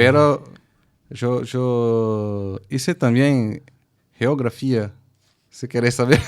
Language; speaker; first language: Spanish; non-native, fluent; Portuguese